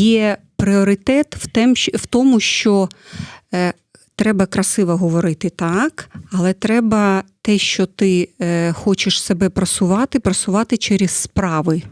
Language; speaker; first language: Ukrainian; non-native, fluent; Russian